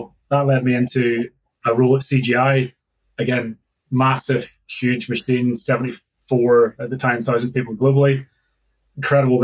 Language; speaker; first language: English; native; English